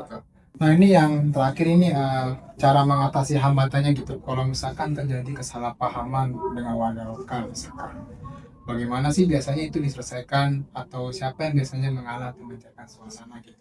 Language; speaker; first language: Indonesian; native; Indonesian